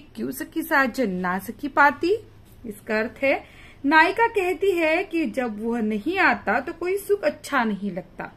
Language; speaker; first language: Hindi; non-native, local second language; Marathi